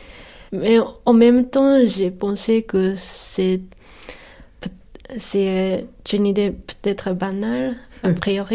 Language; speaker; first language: French; non-native, fluent; Japanese